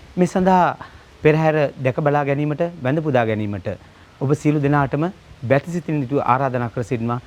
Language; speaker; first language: Sinhala; native; Sinhala